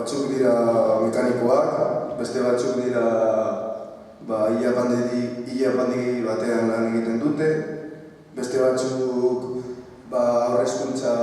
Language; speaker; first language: Basque; non-native, local second language; Spanish